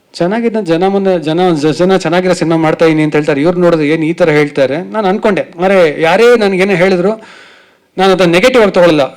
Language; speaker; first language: Kannada; native; Kannada